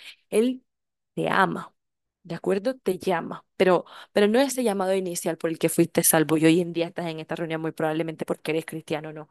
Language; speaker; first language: Spanish; native; Spanish